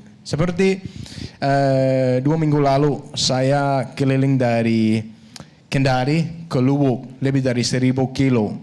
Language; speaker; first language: Indonesian; non-native, fluent; Danish